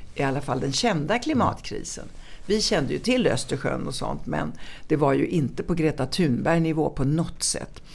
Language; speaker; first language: Swedish; early bilingual, other home language; Italian